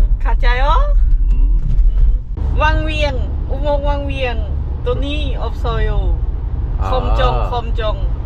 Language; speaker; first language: Korean; non-native, learner; Lao